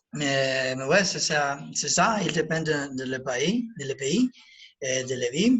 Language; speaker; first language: French; non-native, learner; Spanish